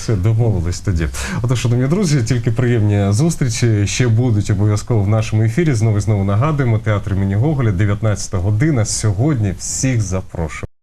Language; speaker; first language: Ukrainian; native; Ukrainian